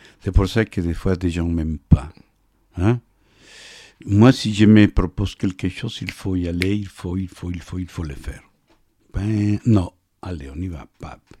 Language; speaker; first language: French; non-native, fluent; Spanish